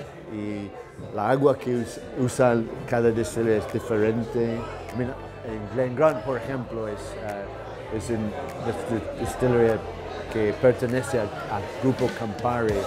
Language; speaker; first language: Spanish; non-native, learner; English